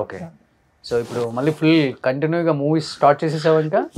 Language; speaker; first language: Telugu; native; Telugu